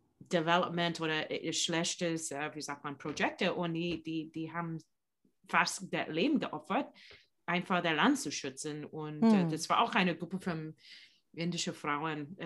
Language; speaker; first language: German; non-native, learner; English